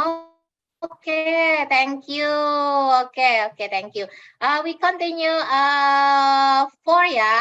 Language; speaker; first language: English; non-native, fluent; Indonesian